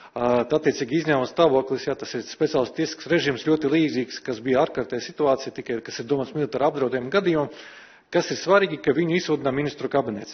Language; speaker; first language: Latvian; non-native, local second language; Russian